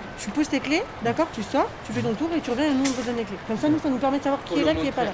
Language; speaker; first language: French; native; French